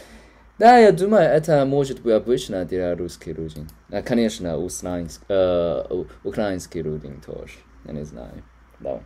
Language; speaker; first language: Russian; non-native, learner; Chinese